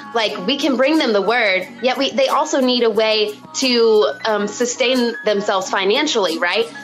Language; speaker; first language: English; native; English